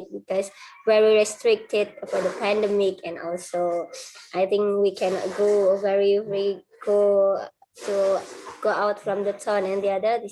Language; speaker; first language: English; non-native, fluent; Indonesian